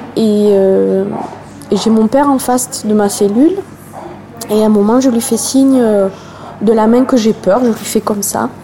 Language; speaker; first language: French; native; French